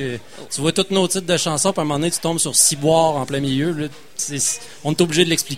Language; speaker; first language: French; native; French